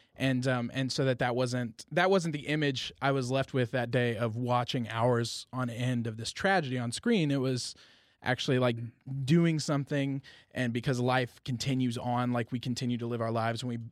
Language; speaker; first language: English; native; English